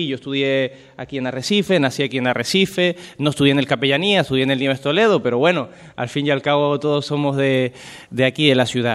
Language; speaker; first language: Spanish; native; Spanish